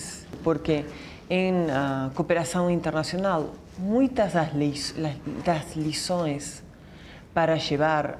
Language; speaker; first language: Spanish; non-native, learner; Portuguese